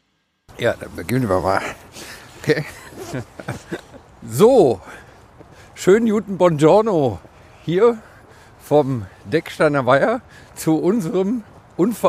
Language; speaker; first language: German; native; German